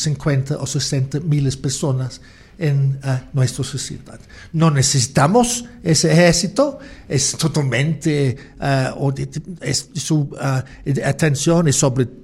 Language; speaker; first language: Spanish; non-native, learner; English